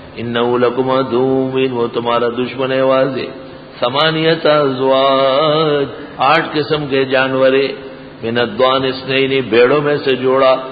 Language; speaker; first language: Urdu; non-native, local second language; Pashto